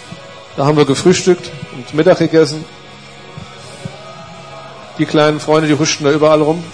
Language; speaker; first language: German; native; German